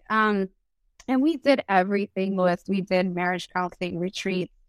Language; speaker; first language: English; early bilingual, other home language; Spanish